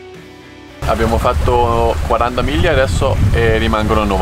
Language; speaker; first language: Italian; non-native, fluent; Danish